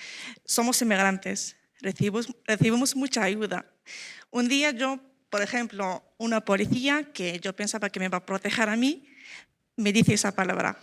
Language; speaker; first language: Spanish; non-native, learner; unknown